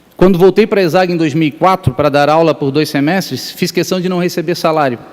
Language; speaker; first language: Portuguese; native; Portuguese